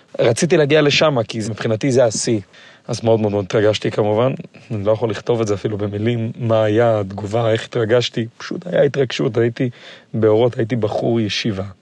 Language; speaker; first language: Hebrew; non-native, local second language; Yiddish